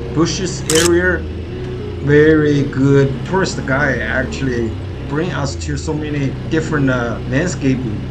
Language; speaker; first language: English; non-native, fluent; Chinese